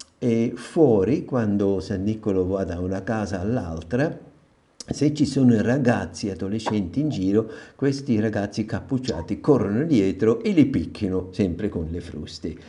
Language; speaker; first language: Italian; non-native, fluent; German